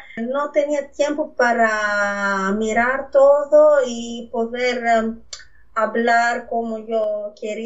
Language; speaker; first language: Spanish; non-native, fluent; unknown